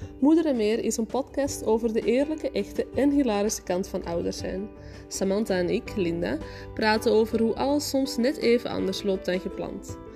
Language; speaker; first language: Dutch; native; Dutch